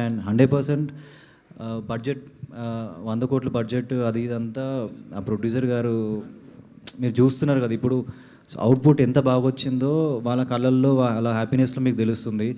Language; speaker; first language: Telugu; native; Telugu